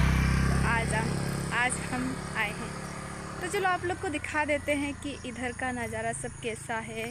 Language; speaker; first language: Hindi; non-native, local second language; Santali